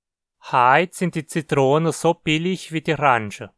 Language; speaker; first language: German; early bilingual, heritage; Portuguese